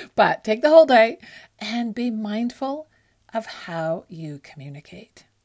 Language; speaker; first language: English; early bilingual, other home language; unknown